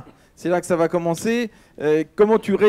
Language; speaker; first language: French; native; French